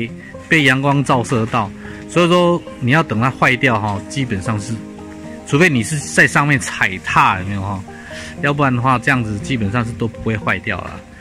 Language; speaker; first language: Chinese; native; Chinese